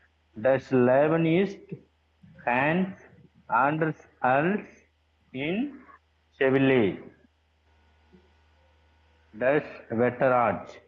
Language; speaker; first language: German; non-native, learner; Tamil